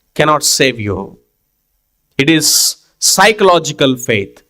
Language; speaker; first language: English; non-native, local second language; Telugu